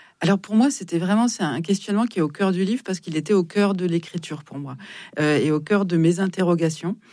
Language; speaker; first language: French; native; French